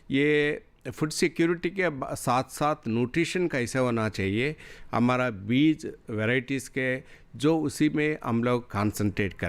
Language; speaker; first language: Hindi; non-native, local second language; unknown